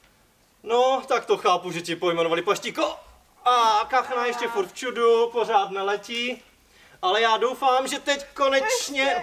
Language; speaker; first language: Czech; native; Czech